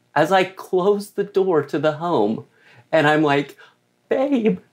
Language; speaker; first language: English; native; English